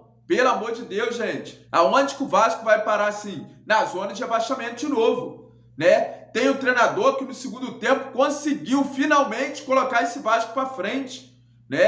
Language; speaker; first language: Portuguese; native; Portuguese